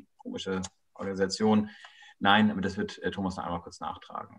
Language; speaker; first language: German; native; German